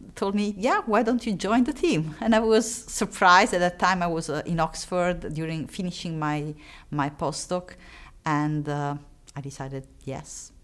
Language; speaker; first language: English; non-native, fluent; Italian